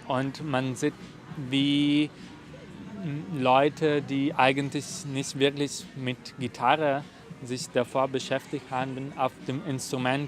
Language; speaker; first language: German; non-native, fluent; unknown